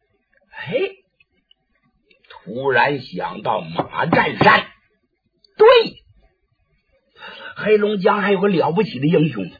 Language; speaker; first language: Chinese; native; Chinese